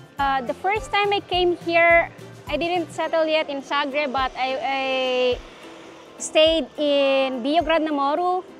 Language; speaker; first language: English; non-native, local second language; Filipino